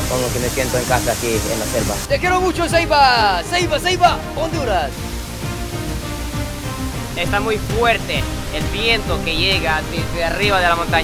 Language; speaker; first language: Spanish; non-native, fluent; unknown